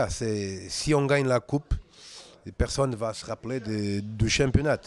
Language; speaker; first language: French; non-native, fluent; Portuguese